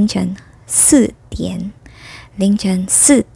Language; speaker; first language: Chinese; non-native, fluent; Filipino